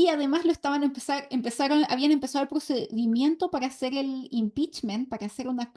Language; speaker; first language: Spanish; native; Spanish